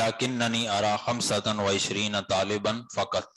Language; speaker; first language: Arabic; non-native, fluent; Urdu